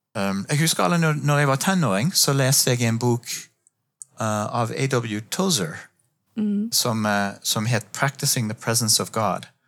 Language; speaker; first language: Norwegian; non-native, fluent; English